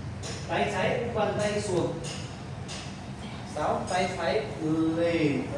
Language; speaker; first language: Vietnamese; non-native, learner; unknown